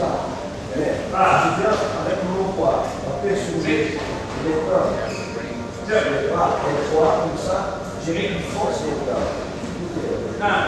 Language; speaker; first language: French; non-native, learner; Portuguese